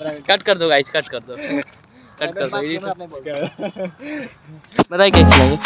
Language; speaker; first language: Hindi; native; Hindi